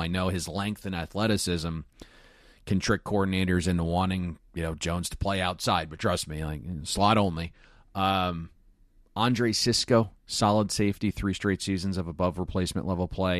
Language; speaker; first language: English; native; English